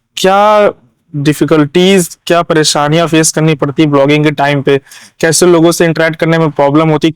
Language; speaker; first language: Hindi; native; Hindi